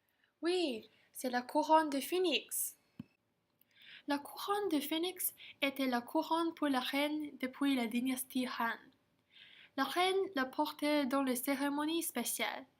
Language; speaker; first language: French; non-native, learner; Chinese